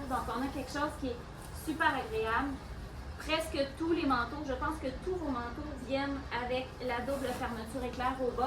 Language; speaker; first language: French; native; French